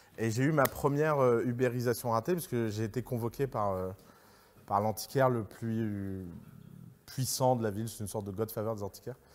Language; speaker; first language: French; early bilingual, other home language; Arabic